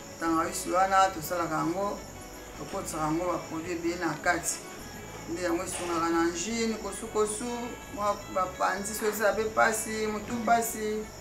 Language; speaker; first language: Lingala; non-native, local second language; Kongo